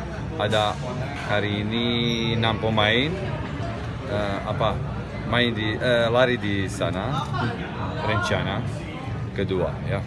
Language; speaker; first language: Indonesian; non-native, learner; Serbian